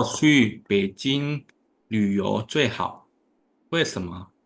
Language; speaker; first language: Chinese; non-native, fluent; Indonesian